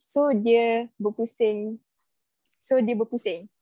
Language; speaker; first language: English; non-native, local second language; Malay